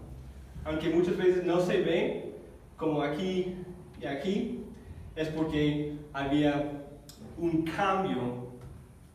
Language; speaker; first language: Spanish; non-native, fluent; English